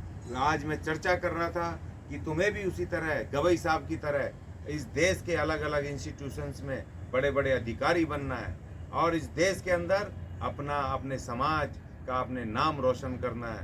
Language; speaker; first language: Hindi; native; Hindi